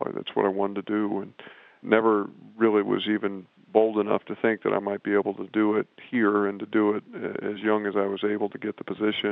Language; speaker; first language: English; native; English